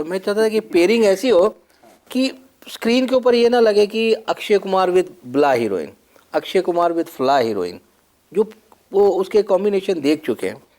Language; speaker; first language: Hindi; native; Hindi